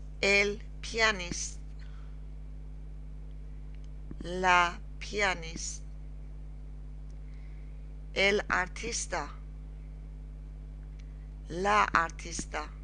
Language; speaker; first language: Spanish; non-native, learner; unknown